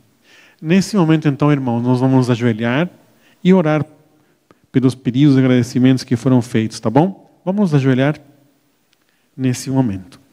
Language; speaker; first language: Portuguese; native; Portuguese